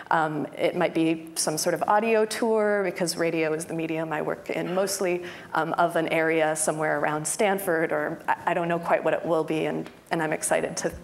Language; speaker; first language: English; native; English